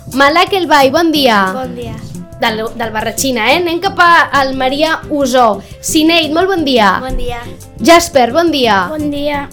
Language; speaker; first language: Catalan; native; Catalan